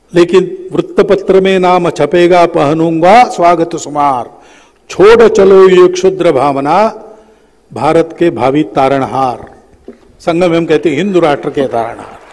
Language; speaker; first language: Hindi; native; Hindi